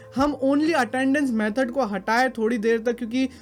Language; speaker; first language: Hindi; native; Hindi